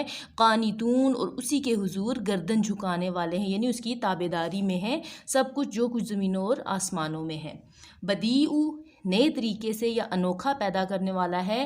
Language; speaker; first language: Urdu; native; Urdu